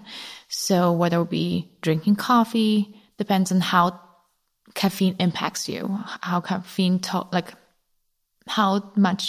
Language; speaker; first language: English; non-native, fluent; Polish